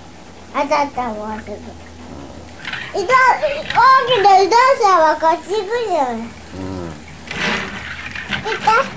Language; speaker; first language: Japanese; native; Japanese